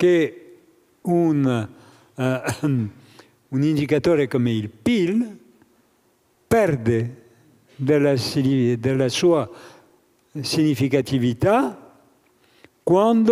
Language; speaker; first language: Italian; non-native, fluent; French